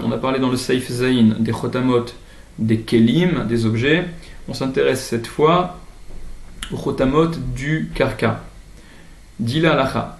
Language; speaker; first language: French; native; French